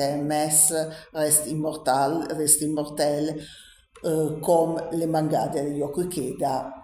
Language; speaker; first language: French; non-native, learner; Italian